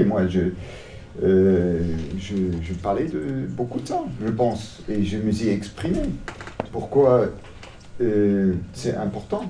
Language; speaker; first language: French; non-native, local second language; German